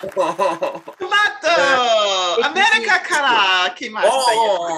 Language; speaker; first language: Japanese; non-native, learner; English